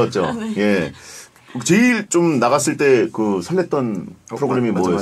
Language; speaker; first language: Korean; native; Korean